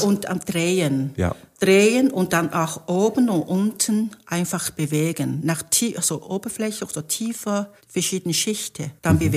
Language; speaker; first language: German; non-native, fluent; Chinese